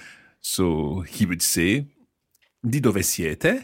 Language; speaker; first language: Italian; non-native, fluent; English